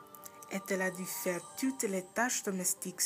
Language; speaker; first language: French; non-native, learner; English